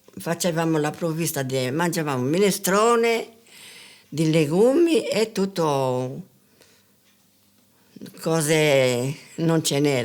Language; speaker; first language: Italian; non-native, local second language; Sardinian